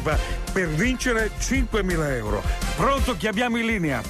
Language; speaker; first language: Italian; native; Italian